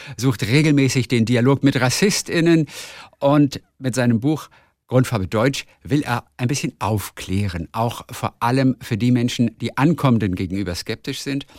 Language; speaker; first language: German; native; German